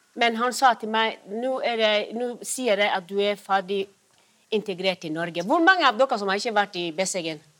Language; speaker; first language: Norwegian; non-native, fluent; Somali